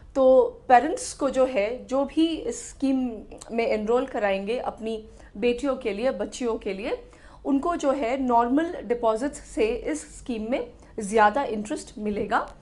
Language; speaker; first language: Hindi; native; Hindi